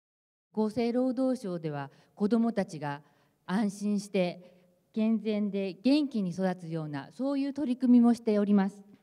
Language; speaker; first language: Japanese; native; Japanese